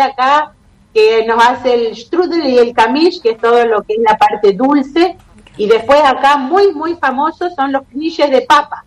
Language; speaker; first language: Spanish; native; Spanish